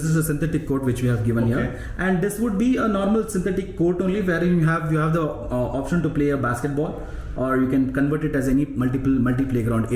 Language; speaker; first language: English; non-native, local second language; Hindi